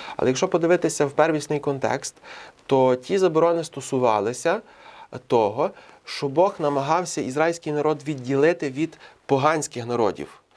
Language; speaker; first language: Ukrainian; native; Ukrainian